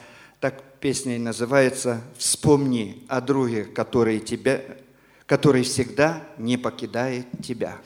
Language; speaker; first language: Polish; non-native, learner; Russian